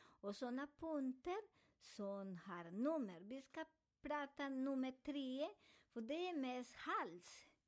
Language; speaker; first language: Swedish; non-native, fluent; Spanish